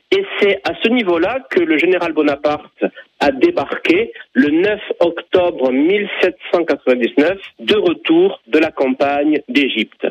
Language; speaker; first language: French; native; French